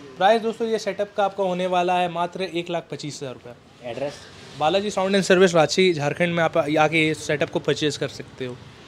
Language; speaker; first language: Hindi; native; Hindi